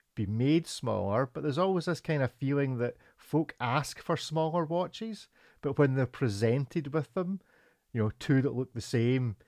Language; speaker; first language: English; native; English